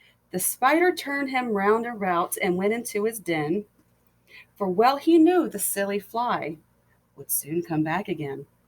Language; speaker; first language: English; native; English